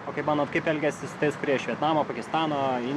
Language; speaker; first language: Lithuanian; native; Lithuanian